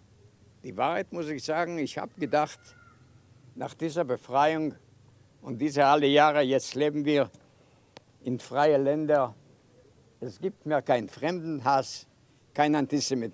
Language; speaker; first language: German; non-native, fluent; Yiddish